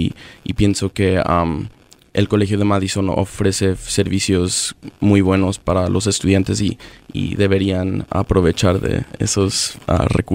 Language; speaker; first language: Spanish; early bilingual, other home language; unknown